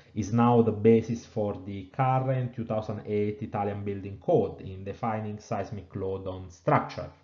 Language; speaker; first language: English; non-native, fluent; Italian